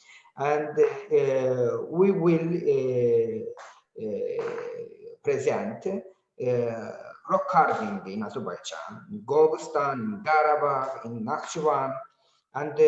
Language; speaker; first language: English; non-native, learner; Azerbaijani